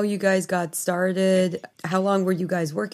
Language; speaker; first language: English; native; English